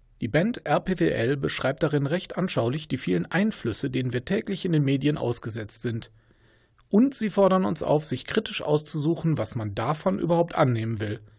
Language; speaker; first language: German; native; German